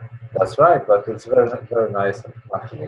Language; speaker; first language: English; non-native, learner; Polish